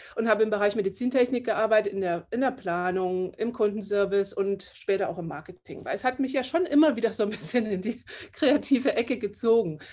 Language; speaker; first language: German; native; German